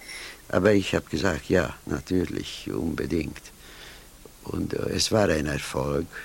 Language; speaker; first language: German; non-native, fluent; Hungarian